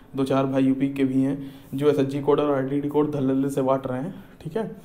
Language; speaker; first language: Hindi; native; Hindi